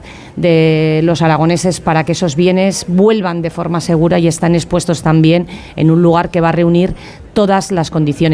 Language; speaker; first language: Spanish; native; Spanish